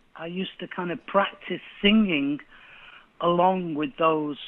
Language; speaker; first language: English; native; English